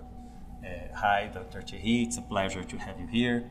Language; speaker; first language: English; non-native, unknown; Portuguese